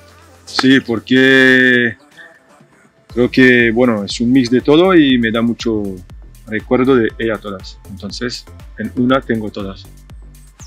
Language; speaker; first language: Spanish; non-native, fluent; French